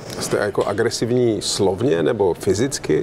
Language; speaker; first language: Czech; native; Czech